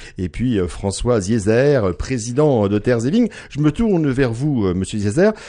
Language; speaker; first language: French; native; French